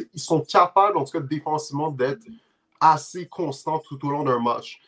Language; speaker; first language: French; native; French